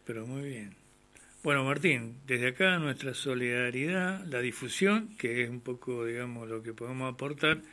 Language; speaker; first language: Spanish; native; Spanish